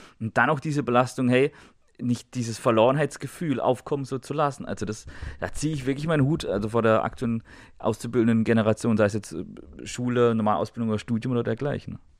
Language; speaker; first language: German; native; German